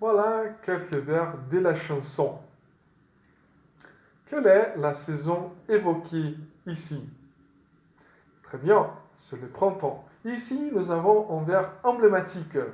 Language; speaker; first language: French; non-native, fluent; Portuguese